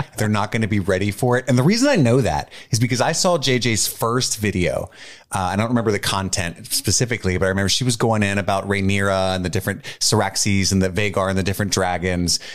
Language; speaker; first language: English; native; English